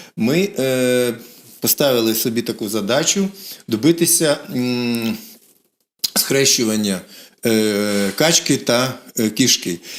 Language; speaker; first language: Ukrainian; non-native, local second language; Russian